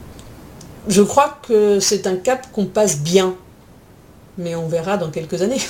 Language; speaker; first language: French; native; French